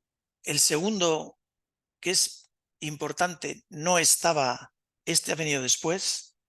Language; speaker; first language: Spanish; native; Spanish